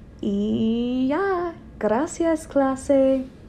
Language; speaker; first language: Spanish; non-native, learner; English